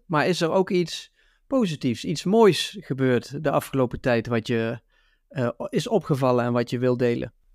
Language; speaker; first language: Dutch; native; Dutch